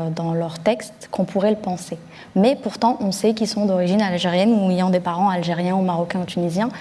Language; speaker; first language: French; early bilingual, other home language; Arabic